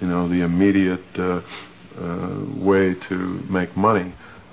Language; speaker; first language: English; native; English